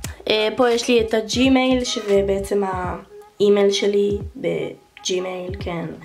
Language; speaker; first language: Hebrew; native; Hebrew